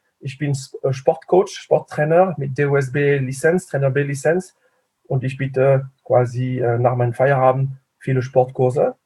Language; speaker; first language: German; non-native, fluent; French